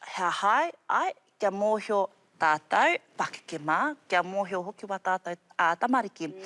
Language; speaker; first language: Māori; native; Māori